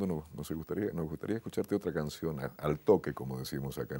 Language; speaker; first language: Spanish; native; Spanish